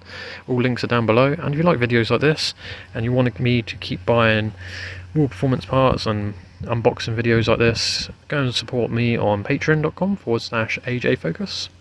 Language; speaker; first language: English; native; English